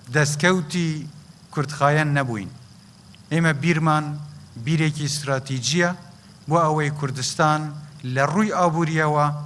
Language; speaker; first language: Central Kurdish; native; Central Kurdish